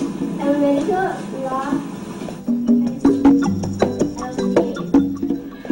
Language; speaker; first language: Spanish; non-native, learner; English